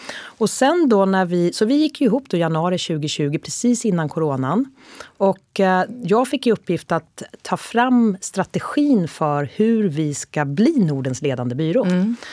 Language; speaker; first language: Swedish; native; Swedish